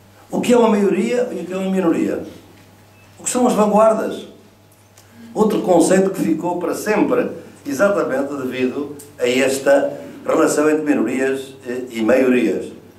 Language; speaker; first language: Portuguese; native; Portuguese